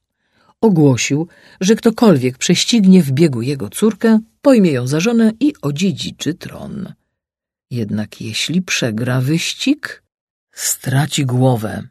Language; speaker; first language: Polish; native; Polish